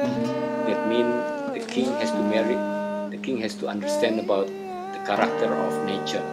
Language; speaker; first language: English; non-native, fluent; Indonesian